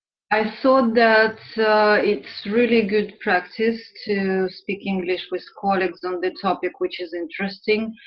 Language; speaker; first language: English; non-native, fluent; Russian